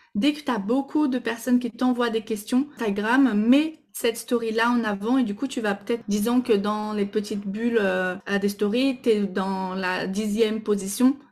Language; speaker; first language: French; non-native, fluent; Portuguese